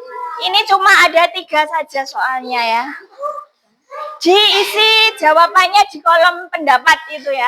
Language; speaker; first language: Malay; non-native, local second language; Javanese